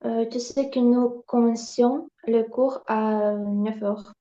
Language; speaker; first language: French; non-native, learner; Ukrainian